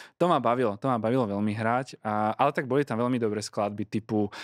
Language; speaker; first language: Slovak; native; Slovak